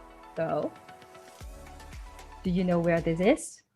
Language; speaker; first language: English; non-native, fluent; Vietnamese